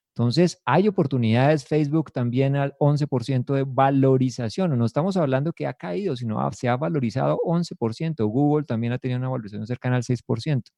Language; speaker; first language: Spanish; native; Spanish